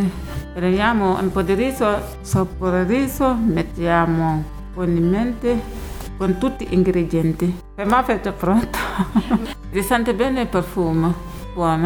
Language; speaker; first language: Italian; non-native, learner; Wolof